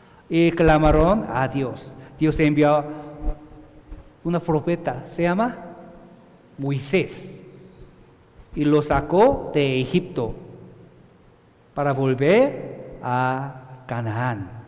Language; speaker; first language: Spanish; non-native, fluent; Korean